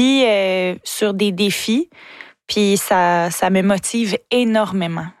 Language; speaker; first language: French; native; French